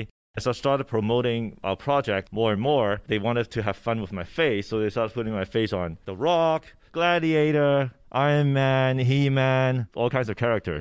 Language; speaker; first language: English; early bilingual, other home language; Cantonese